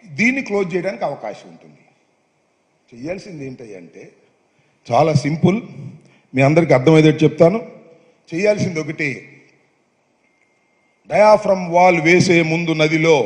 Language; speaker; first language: Telugu; native; Telugu